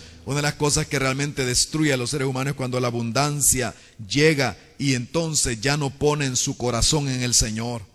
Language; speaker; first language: Spanish; native; Spanish